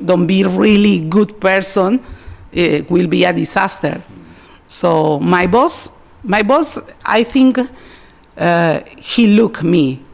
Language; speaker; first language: English; non-native, learner; Spanish